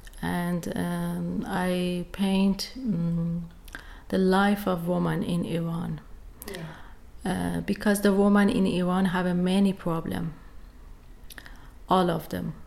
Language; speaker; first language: English; non-native, learner; Persian